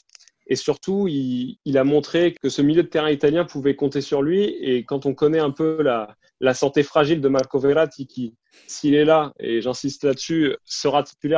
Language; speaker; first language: French; native; French